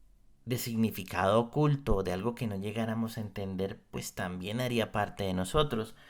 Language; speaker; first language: Spanish; native; Spanish